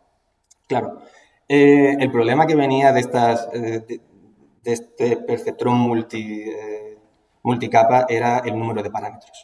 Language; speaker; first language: Spanish; native; Spanish